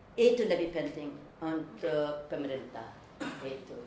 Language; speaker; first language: Indonesian; non-native, fluent; English